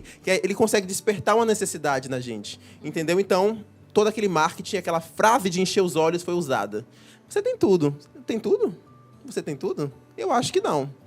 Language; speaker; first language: Portuguese; native; Portuguese